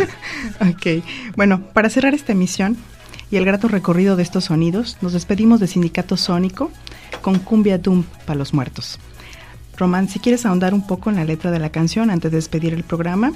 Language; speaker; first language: Spanish; native; Spanish